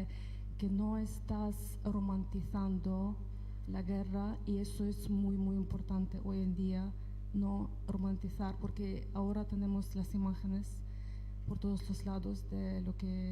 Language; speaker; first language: Spanish; non-native, fluent; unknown